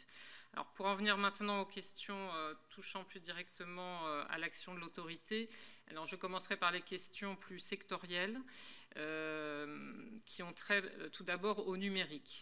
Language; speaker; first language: French; native; French